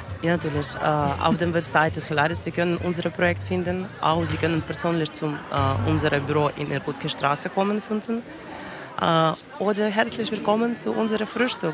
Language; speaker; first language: German; non-native, learner; Russian